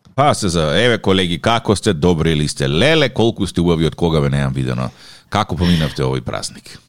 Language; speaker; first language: Macedonian; native; Macedonian